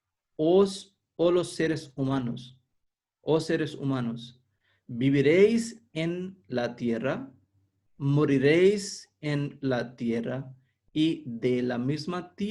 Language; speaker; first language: Spanish; non-native, fluent; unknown